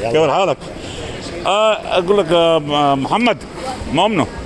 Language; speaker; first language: Arabic; non-native, learner; Urdu